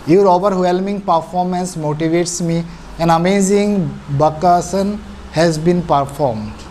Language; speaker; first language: English; non-native, local second language; Bangla